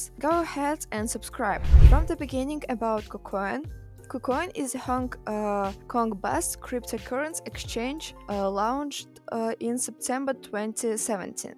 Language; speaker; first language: English; non-native, learner; Russian